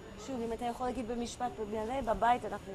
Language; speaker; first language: Hebrew; native; Hebrew